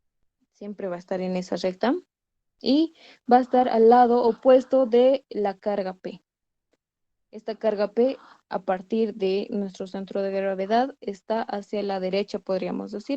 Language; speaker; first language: Spanish; native; Spanish